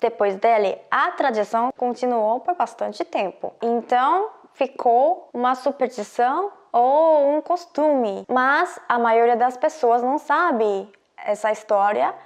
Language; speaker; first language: Portuguese; non-native, fluent; Korean